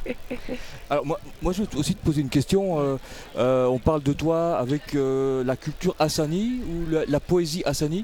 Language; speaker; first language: French; native; French